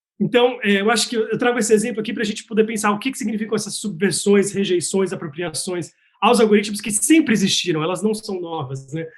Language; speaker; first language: Portuguese; native; Portuguese